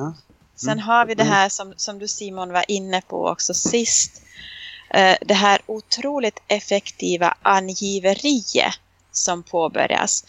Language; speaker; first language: Swedish; native; Swedish